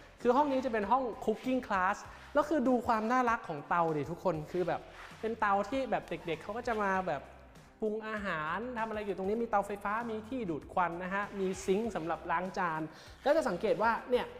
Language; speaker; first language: Thai; native; Thai